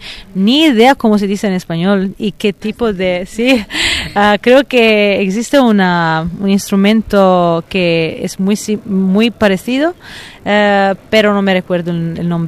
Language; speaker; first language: Spanish; non-native, fluent; Italian